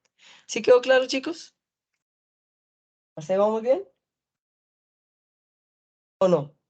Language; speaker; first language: Spanish; native; Spanish